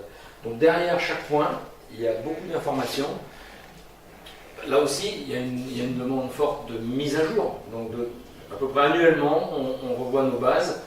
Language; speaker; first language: French; native; French